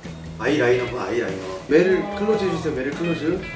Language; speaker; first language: Japanese; non-native, learner; Korean